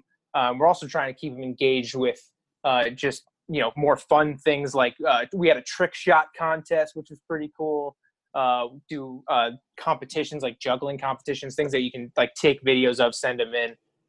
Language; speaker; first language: English; native; English